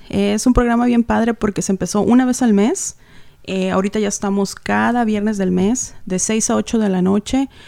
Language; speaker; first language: Spanish; native; Spanish